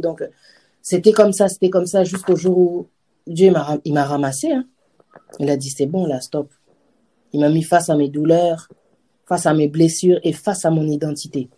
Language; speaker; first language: French; native; French